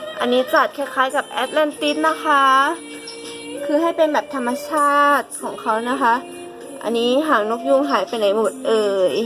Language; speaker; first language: Thai; native; Thai